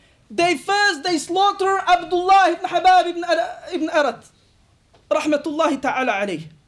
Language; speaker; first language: English; non-native, fluent; Bosnian